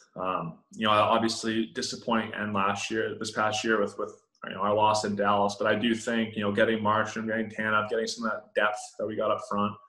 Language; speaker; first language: English; native; English